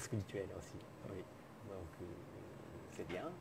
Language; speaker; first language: French; non-native, fluent; Japanese